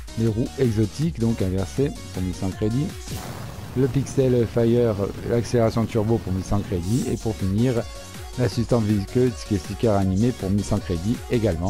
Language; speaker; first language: French; native; French